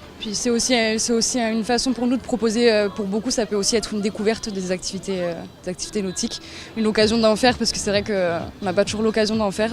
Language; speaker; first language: French; native; French